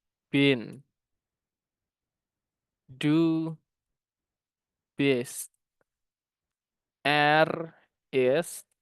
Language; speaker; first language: German; non-native, learner; Indonesian